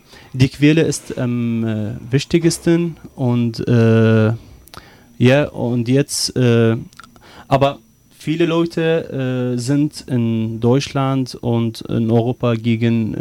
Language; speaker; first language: German; non-native, learner; Arabic